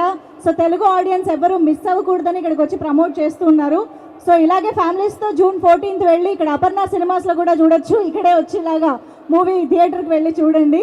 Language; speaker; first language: Telugu; native; Telugu